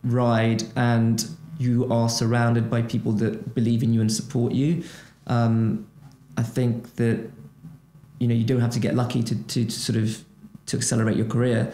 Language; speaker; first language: English; non-native, fluent; Portuguese